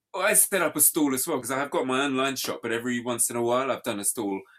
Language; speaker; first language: English; native; English